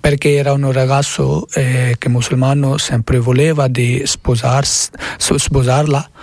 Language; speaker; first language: Italian; non-native, learner; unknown